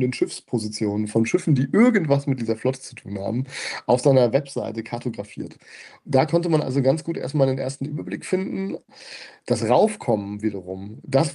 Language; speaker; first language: German; native; German